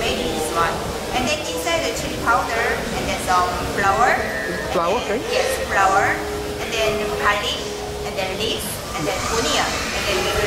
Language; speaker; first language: English; non-native, learner; Korean